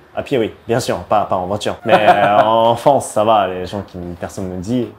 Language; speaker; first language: French; non-native, fluent; Japanese